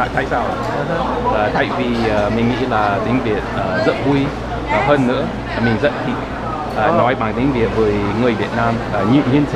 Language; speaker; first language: Vietnamese; non-native, learner; English